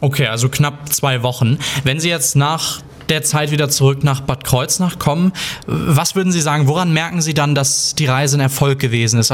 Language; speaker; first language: German; native; German